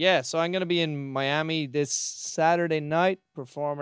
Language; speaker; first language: English; native; English